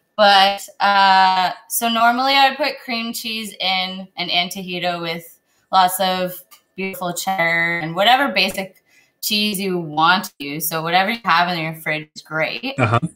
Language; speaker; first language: English; native; English